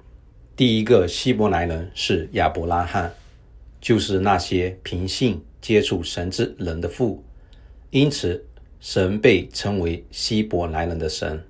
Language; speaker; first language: Chinese; native; Chinese